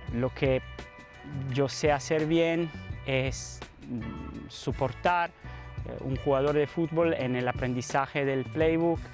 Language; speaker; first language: Spanish; non-native, fluent; Italian